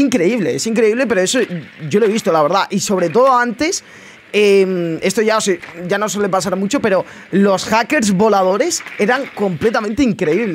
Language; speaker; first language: Spanish; native; Spanish